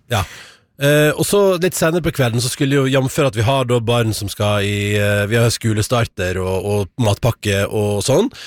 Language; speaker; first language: Norwegian; native; Norwegian